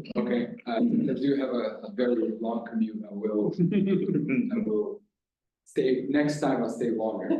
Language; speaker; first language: English; non-native, fluent; Portuguese